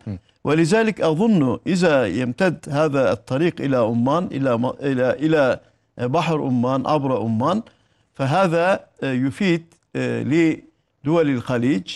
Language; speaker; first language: Arabic; non-native, fluent; Turkish